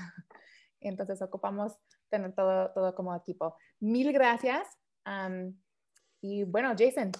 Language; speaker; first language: Spanish; early bilingual, heritage; Spanish